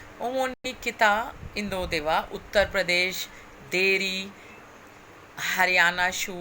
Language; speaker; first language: Japanese; non-native, fluent; Hindi